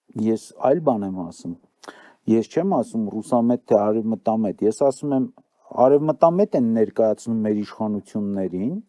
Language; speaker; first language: Armenian; native; Armenian